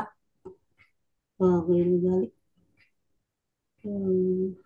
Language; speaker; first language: Arabic; non-native, learner; Indonesian